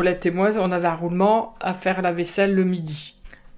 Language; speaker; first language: French; native; French